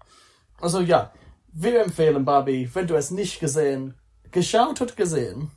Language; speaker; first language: German; non-native, learner; English